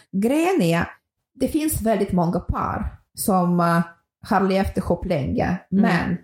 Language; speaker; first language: Swedish; non-native, fluent; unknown